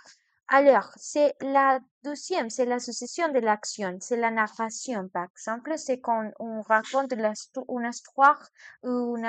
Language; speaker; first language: French; non-native, learner; Spanish